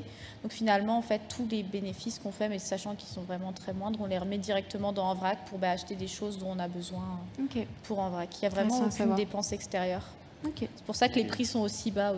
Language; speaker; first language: French; native; French